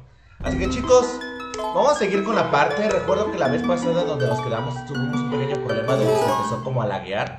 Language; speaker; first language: Spanish; native; Spanish